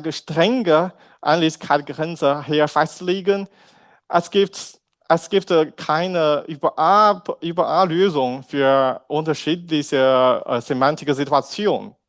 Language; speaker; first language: German; non-native, learner; Chinese